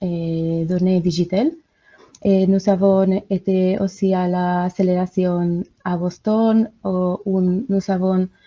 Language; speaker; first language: French; non-native, learner; Spanish